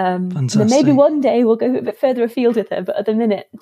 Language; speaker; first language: English; native; English